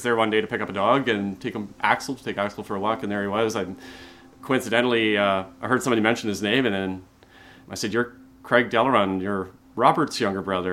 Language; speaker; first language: English; native; English